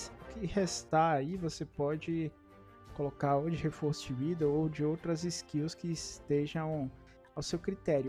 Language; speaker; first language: Portuguese; native; Portuguese